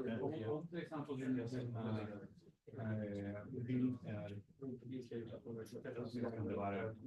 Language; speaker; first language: Swedish; non-native, fluent; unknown